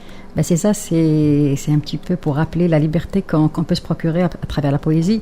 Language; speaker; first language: French; non-native, local second language; Arabic